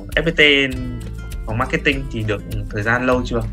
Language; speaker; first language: Vietnamese; native; Vietnamese